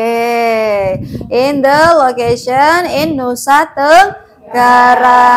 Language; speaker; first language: English; non-native, learner; Indonesian